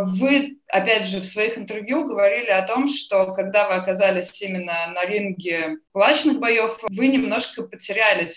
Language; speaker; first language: Russian; native; Russian